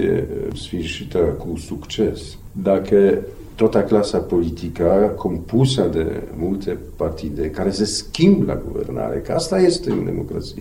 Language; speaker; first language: Romanian; non-native, fluent; Polish